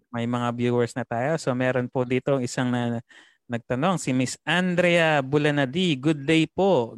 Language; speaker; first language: Filipino; non-native, local second language; Pampanga